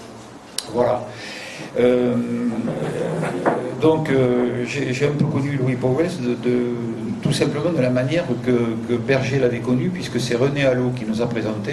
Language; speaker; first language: French; native; French